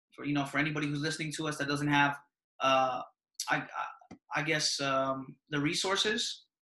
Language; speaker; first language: English; native; English